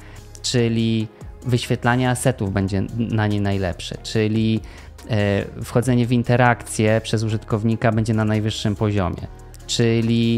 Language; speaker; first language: Polish; native; Polish